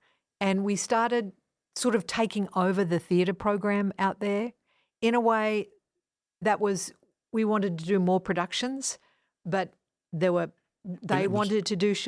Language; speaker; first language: English; non-native, fluent; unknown